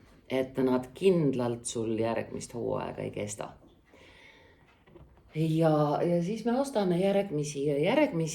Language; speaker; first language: Estonian; native; Estonian